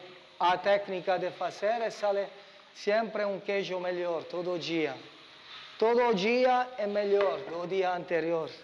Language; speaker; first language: Portuguese; non-native, learner; Italian